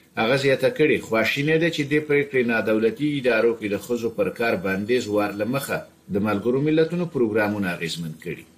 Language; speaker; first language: Pashto; native; Pashto